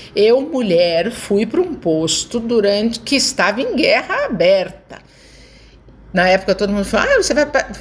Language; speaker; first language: Portuguese; native; Portuguese